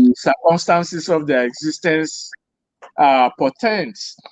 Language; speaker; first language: English; non-native, local second language; Yoruba